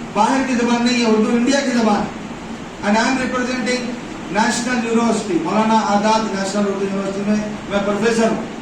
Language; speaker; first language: Hindi; non-native, local second language; Urdu